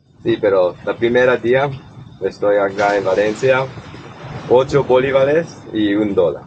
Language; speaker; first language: Spanish; non-native, learner; English